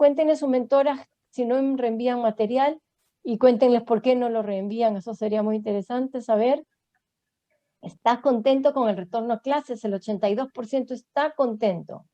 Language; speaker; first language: Spanish; native; Spanish